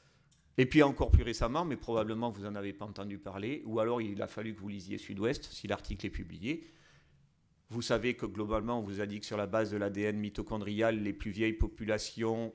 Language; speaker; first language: French; native; French